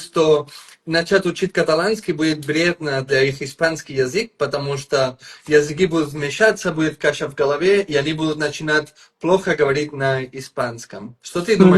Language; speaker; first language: Russian; non-native, fluent; Catalan